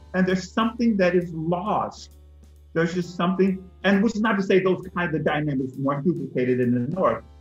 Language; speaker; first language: English; native; English